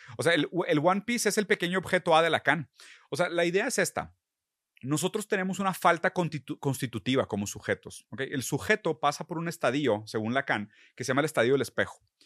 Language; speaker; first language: Spanish; early bilingual, other home language; Portuguese